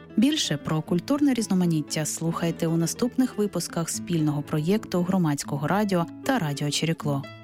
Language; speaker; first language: Ukrainian; native; Ukrainian